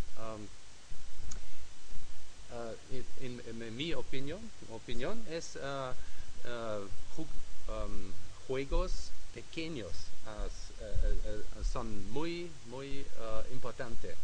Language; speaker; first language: Spanish; non-native, learner; German